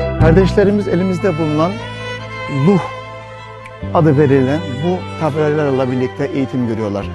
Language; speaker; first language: Turkish; native; Turkish